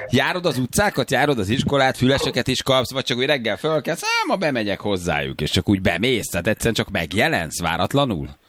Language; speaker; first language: Hungarian; native; Hungarian